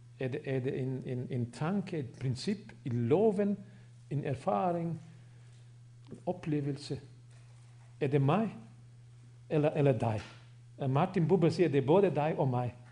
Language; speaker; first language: Danish; non-native, fluent; Bosnian